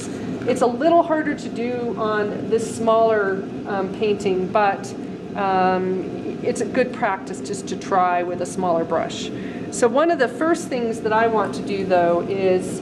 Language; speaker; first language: English; native; English